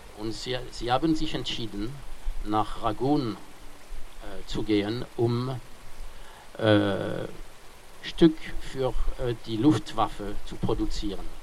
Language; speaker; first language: German; non-native, fluent; French